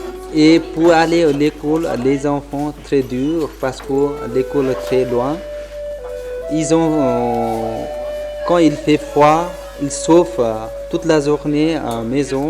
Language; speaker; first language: French; non-native, learner; Sherpa